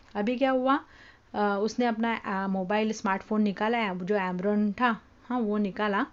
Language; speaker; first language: Hindi; non-native, local second language; Marathi